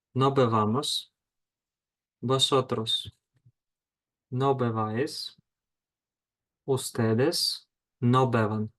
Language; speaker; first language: Spanish; non-native, fluent; Ukrainian